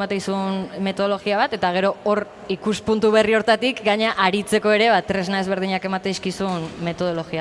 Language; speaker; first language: Basque; native; Basque